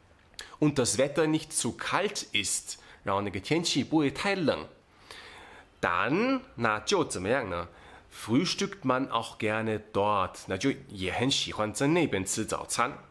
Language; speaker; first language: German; non-native, fluent; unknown